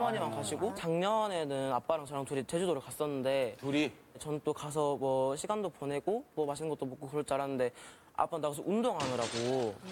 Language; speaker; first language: Korean; native; Korean